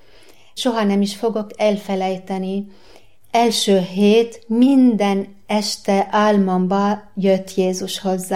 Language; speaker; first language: Hungarian; non-native, learner; Arabic